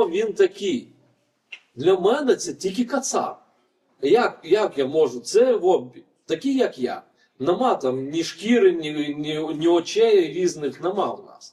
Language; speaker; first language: Ukrainian; non-native, fluent; Lithuanian